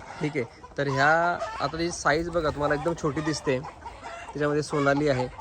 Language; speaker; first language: Marathi; native; Marathi